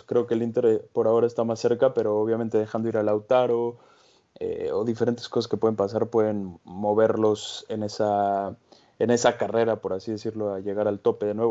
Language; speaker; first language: Spanish; native; Spanish